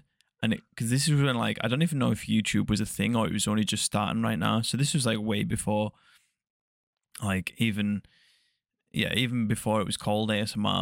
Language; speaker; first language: English; native; English